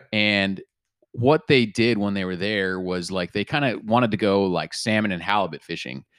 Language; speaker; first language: English; native; English